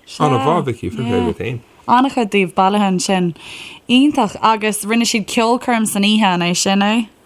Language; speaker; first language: Irish; non-native, local second language; English